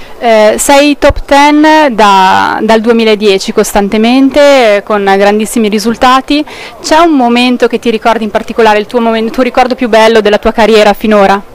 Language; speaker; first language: Italian; native; Italian